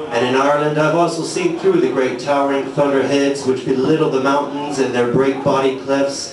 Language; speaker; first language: English; native; English